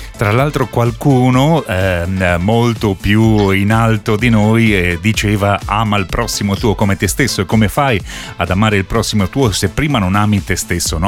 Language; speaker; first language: Italian; native; Italian